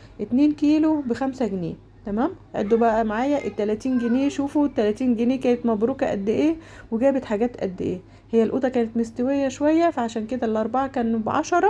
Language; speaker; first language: Arabic; native; Arabic